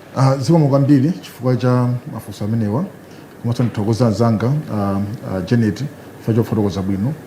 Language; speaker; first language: Nyanja; native; Nyanja